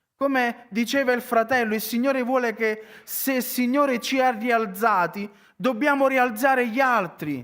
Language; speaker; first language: Italian; native; Italian